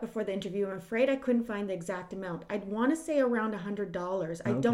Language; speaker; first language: English; native; English